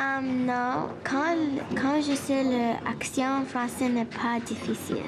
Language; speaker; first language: French; non-native, learner; Arabic